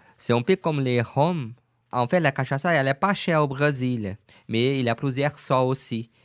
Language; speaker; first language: French; non-native, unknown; Portuguese